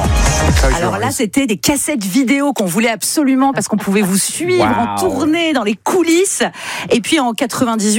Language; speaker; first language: French; native; French